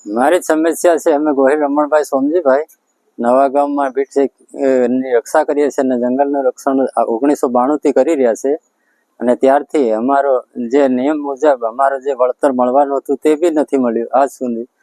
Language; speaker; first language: Gujarati; native; Gujarati